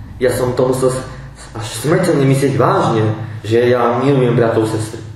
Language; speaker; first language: Slovak; non-native, local second language; Romany